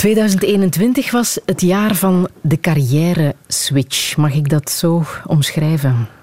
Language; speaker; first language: Dutch; native; Dutch